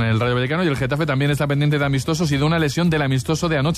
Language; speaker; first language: Spanish; native; Spanish